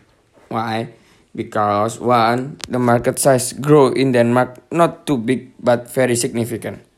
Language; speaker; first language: English; non-native, learner; Indonesian